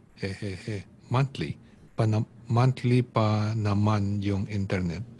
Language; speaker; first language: Filipino; native; Filipino